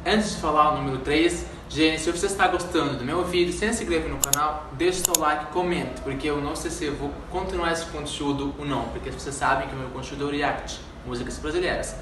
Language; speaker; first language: Portuguese; non-native, fluent; Arabic